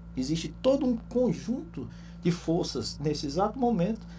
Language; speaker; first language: Portuguese; native; Portuguese